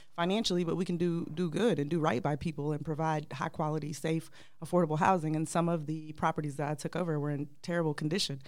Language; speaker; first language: English; native; English